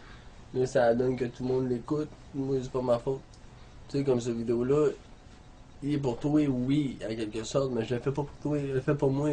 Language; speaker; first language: French; native; French